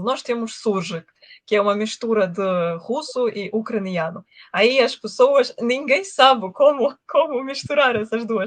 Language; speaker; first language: Portuguese; non-native, fluent; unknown